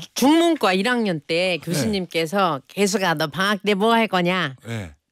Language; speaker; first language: Korean; native; Korean